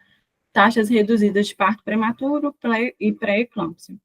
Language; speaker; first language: Portuguese; native; Portuguese